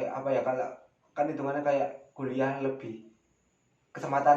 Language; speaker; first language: Indonesian; native; Indonesian